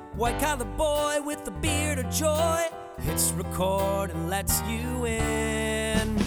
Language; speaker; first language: English; native; English